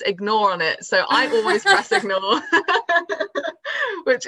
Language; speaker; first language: English; native; English